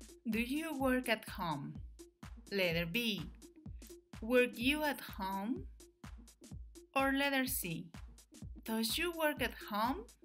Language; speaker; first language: English; non-native, fluent; Spanish